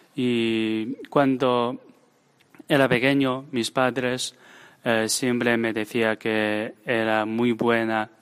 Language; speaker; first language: Spanish; non-native, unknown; Chinese